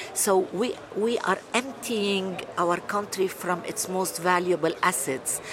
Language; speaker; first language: English; non-native, fluent; Arabic